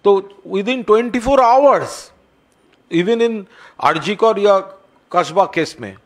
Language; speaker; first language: Hindi; non-native, local second language; Bangla